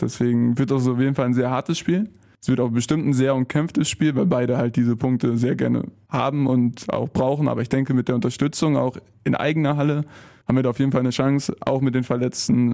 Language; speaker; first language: German; native; German